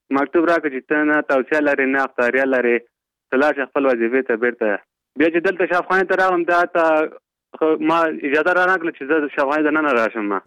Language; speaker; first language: Pashto; native; Pashto